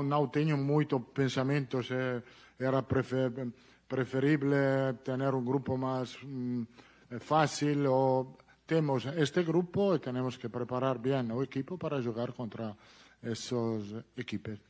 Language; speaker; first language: Portuguese; non-native, learner; Italian